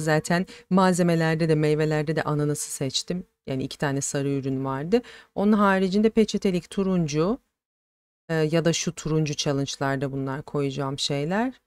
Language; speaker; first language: Turkish; native; Turkish